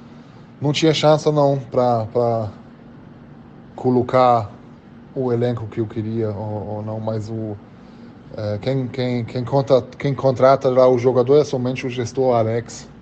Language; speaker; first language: Portuguese; early bilingual, heritage; German